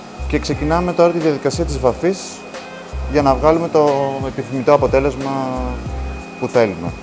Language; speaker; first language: Greek; native; Greek